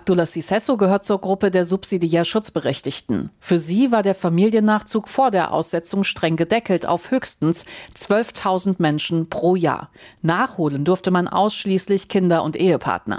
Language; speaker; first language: German; native; German